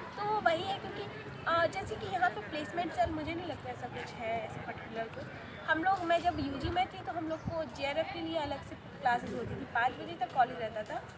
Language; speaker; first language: Hindi; native; Hindi